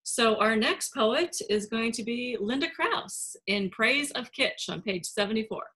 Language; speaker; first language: English; native; English